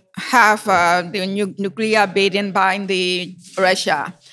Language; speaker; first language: English; non-native, learner; Burmese